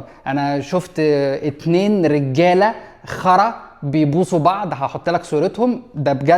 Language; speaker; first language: Arabic; native; Arabic